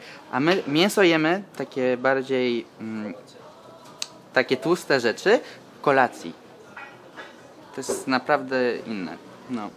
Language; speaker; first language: Polish; early bilingual, other home language; Turkish